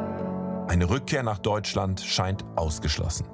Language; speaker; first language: German; native; German